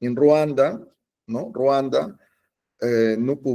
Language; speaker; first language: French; non-native, learner; Spanish